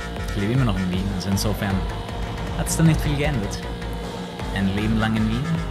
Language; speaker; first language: German; native; German